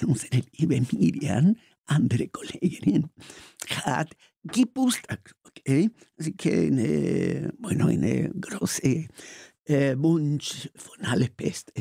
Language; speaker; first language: German; non-native, learner; Spanish